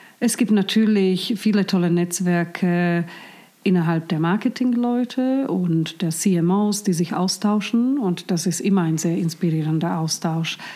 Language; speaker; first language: German; non-native, fluent; Slovak